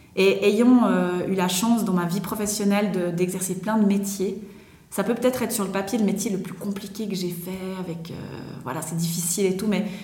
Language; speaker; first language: French; native; French